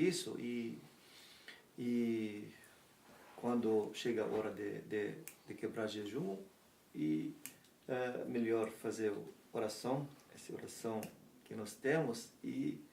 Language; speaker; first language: Portuguese; non-native, learner; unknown